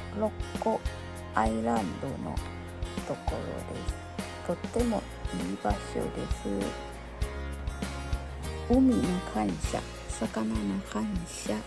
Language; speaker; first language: Japanese; non-native, learner; Thai